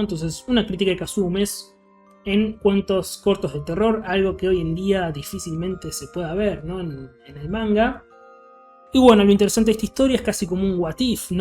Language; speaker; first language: Spanish; native; Spanish